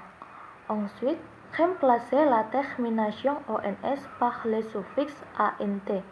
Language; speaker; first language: French; non-native, learner; Indonesian